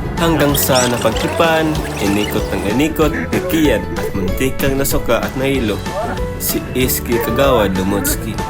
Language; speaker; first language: Filipino; non-native, local second language; Cebuano